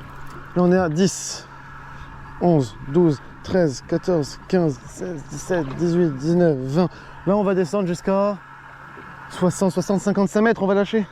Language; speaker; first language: French; native; French